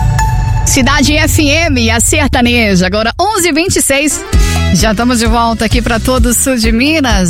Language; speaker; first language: Portuguese; native; Portuguese